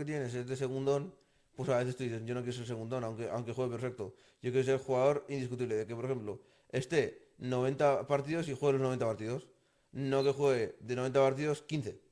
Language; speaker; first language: Spanish; native; Spanish